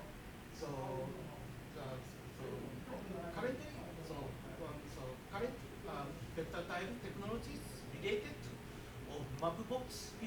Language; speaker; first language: English; non-native, learner; Japanese